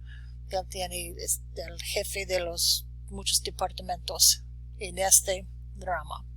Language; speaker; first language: Spanish; non-native, learner; English